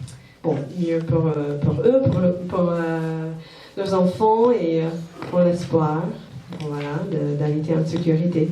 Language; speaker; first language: French; non-native, fluent; English